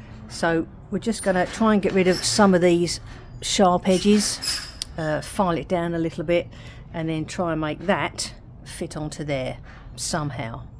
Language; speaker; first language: English; native; English